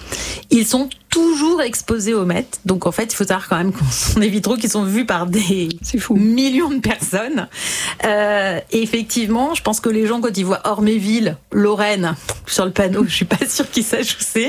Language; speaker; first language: French; native; French